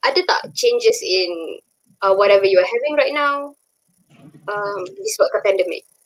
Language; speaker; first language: English; non-native, local second language; Malay